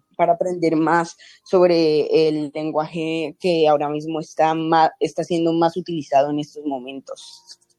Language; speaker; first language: Spanish; native; Spanish